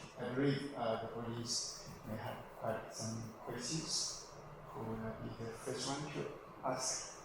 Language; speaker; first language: English; non-native, fluent; Chinese